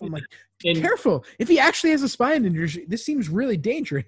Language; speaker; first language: English; native; English